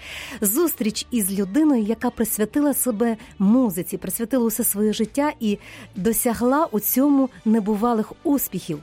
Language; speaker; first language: Ukrainian; native; Ukrainian